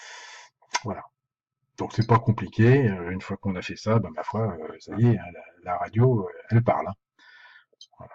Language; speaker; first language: French; native; French